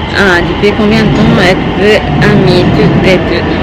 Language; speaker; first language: French; non-native, learner; Japanese